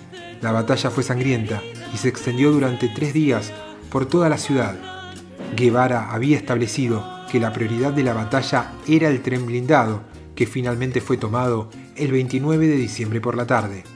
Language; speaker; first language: Spanish; native; Spanish